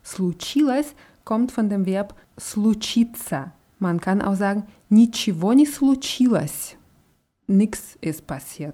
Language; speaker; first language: German; non-native, fluent; Russian